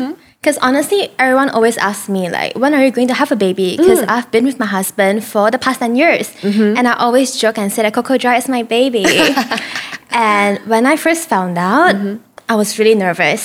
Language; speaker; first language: English; non-native, local second language; Chinese